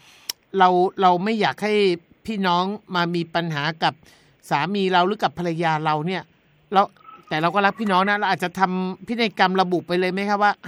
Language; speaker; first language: Thai; native; Thai